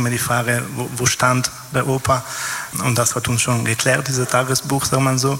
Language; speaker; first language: German; non-native, fluent; Italian